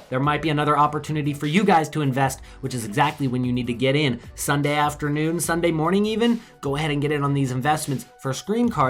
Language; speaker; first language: English; native; English